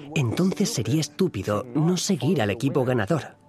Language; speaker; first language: Spanish; non-native, fluent; German